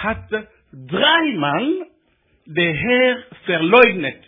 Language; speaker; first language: German; non-native, learner; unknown